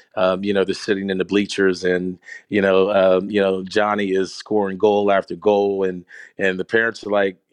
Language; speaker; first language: English; native; English